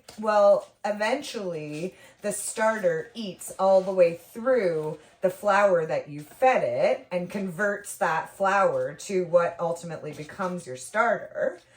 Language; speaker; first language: English; native; English